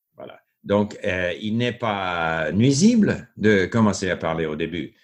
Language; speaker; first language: French; non-native, local second language; English